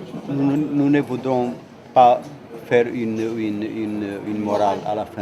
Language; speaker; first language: French; non-native, fluent; Romanian